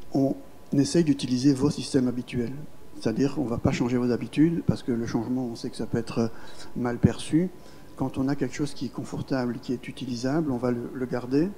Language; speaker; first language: French; native; French